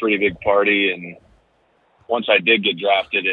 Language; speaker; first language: English; native; English